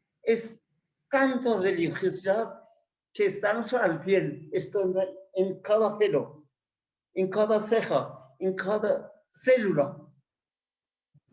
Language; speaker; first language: Spanish; non-native, learner; Persian